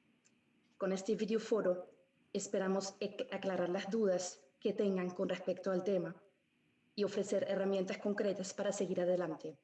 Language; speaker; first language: Spanish; non-native, fluent; Dutch